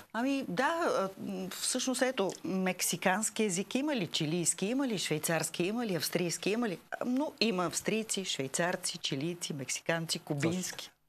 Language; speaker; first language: Bulgarian; native; Bulgarian